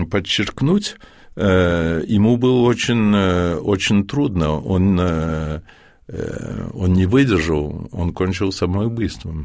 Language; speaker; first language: Russian; early bilingual, heritage; Russian